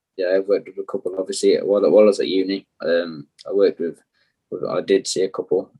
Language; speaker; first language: English; native; English